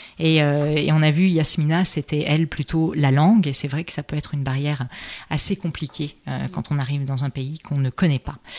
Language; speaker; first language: French; native; French